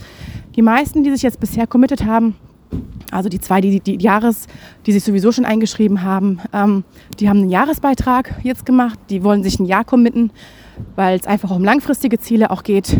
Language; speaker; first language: German; native; German